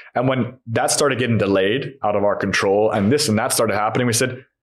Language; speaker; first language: English; native; English